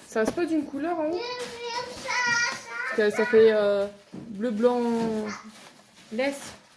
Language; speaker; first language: French; native; French